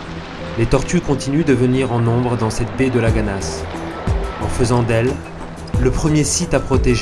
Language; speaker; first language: French; native; French